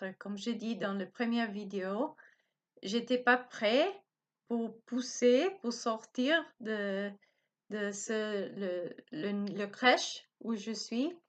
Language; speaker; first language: French; non-native, learner; Spanish